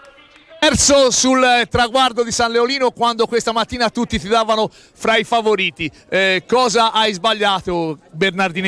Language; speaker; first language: Italian; native; Italian